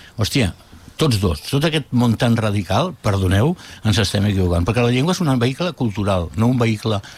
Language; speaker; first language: Catalan; non-native, local second language; Spanish